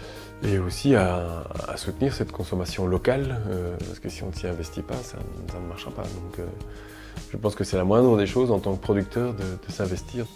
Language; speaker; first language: French; native; French